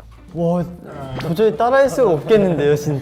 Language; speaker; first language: Korean; native; Korean